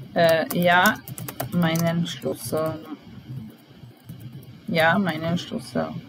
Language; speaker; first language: German; non-native, fluent; Italian